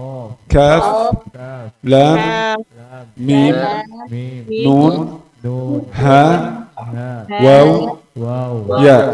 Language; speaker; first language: Arabic; non-native, fluent; Indonesian